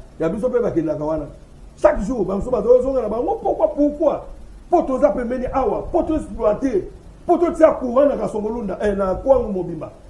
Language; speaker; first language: Lingala; non-native, local second language; Kituba (Democratic Republic of Congo)